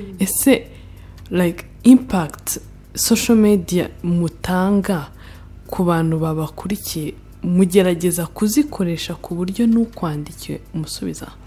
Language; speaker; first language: Kinyarwanda; native; Kinyarwanda